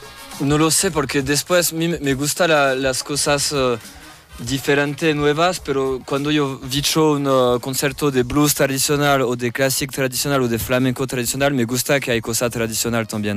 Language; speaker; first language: Spanish; non-native, fluent; French